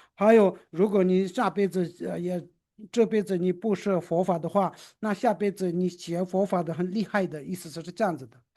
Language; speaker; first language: Chinese; non-native, local second language; Tibetan